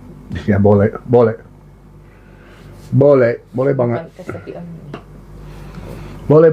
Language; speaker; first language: Indonesian; non-native, learner; English